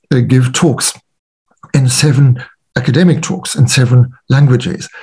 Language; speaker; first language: English; non-native, fluent; German